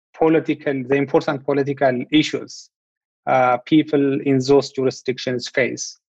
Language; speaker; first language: English; non-native, fluent; Amharic